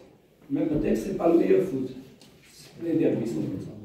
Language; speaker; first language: French; non-native, fluent; Portuguese